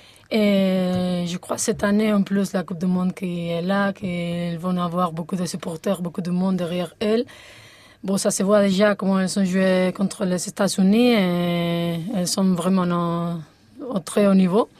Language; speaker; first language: French; non-native, fluent; Spanish